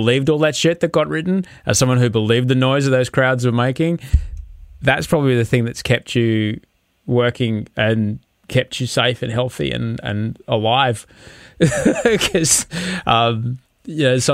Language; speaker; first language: English; native; English